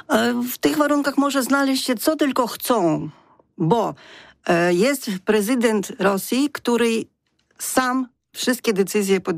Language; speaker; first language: Polish; non-native, fluent; Ukrainian